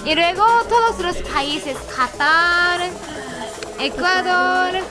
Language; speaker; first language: Spanish; non-native, learner; Japanese